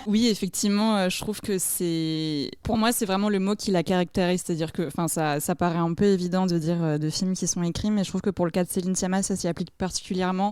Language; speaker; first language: French; native; French